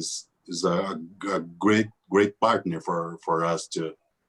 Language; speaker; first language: English; non-native, learner; Portuguese